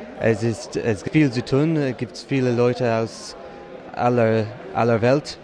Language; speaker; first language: German; non-native, fluent; English